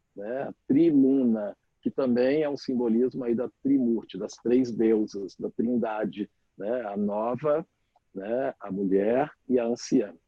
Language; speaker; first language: Portuguese; native; Portuguese